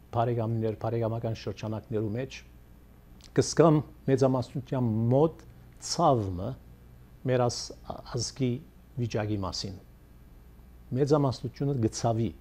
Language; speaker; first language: Armenian; early bilingual, heritage; Armenian